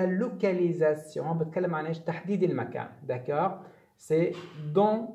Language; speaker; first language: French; non-native, fluent; Arabic